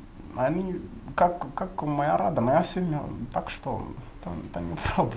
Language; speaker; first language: Russian; non-native, fluent; Malagasy